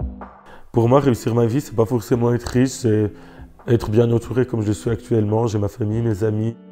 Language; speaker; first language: French; native; French